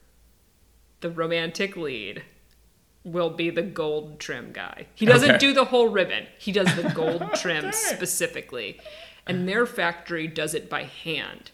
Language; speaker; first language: English; native; English